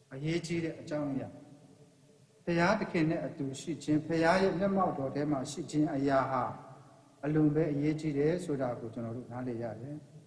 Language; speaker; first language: Burmese; non-native, local second language; Kachin